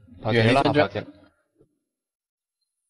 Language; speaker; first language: Chinese; native; Chinese